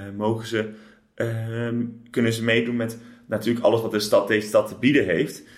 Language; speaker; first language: Dutch; native; Dutch